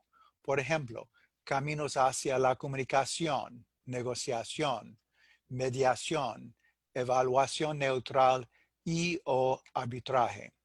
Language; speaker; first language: Spanish; non-native, fluent; English